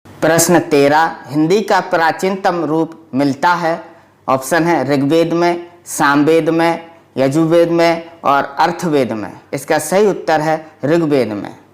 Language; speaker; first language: Hindi; native; Hindi